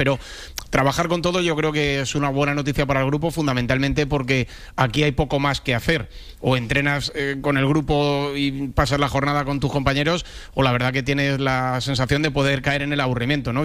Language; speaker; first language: Spanish; native; Spanish